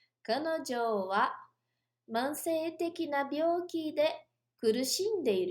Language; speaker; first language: Japanese; non-native, learner; Portuguese